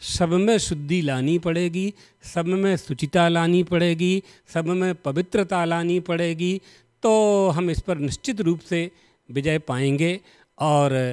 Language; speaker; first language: Hindi; native; Hindi